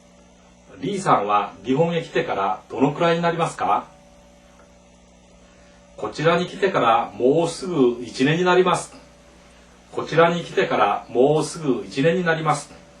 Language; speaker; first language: Japanese; non-native, fluent; Korean